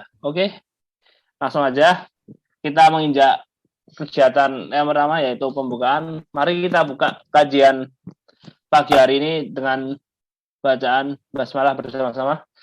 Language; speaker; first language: Indonesian; native; Indonesian